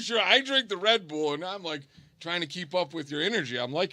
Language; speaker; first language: English; native; English